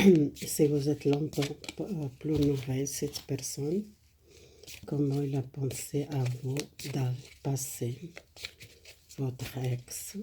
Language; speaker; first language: French; non-native, learner; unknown